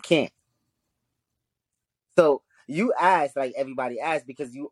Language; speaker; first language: English; early bilingual, other home language; Haitian Creole